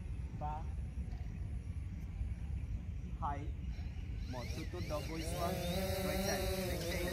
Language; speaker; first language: Vietnamese; non-native, learner; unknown